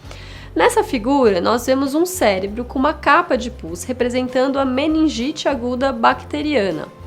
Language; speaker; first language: Portuguese; native; Portuguese